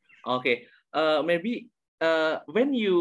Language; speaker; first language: English; non-native, learner; Indonesian